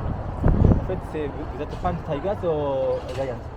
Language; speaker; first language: French; non-native, learner; Japanese